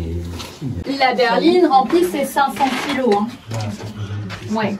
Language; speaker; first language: French; native; French